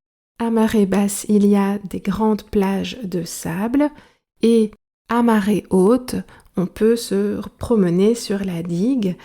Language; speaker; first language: French; native; French